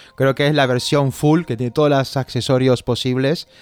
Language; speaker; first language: Spanish; native; Spanish